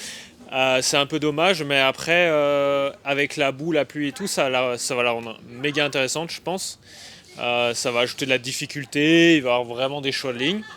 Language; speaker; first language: French; native; French